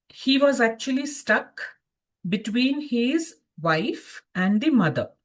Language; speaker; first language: English; non-native, local second language; Kannada